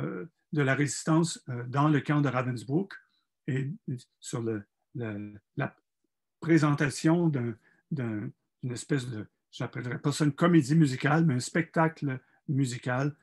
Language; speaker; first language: French; native; French